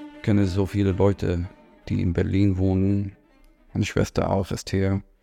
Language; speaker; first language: German; non-native, learner; Arabic